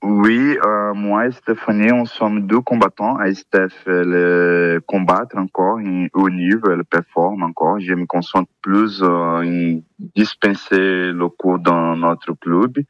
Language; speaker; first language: French; non-native, learner; Portuguese